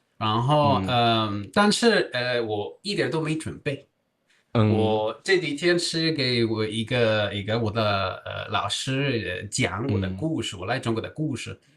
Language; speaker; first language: Chinese; non-native, fluent; Spanish